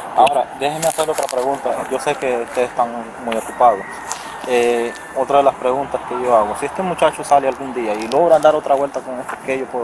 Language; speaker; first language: Spanish; native; Spanish